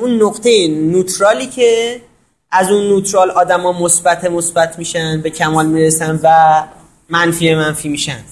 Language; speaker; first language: Persian; native; Persian